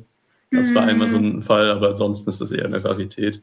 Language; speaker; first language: German; native; German